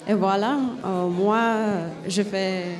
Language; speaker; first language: French; non-native, fluent; Czech